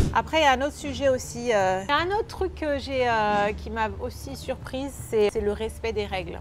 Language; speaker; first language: French; native; French